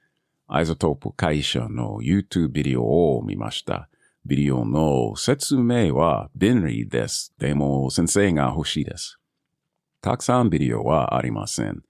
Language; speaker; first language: Japanese; non-native, learner; English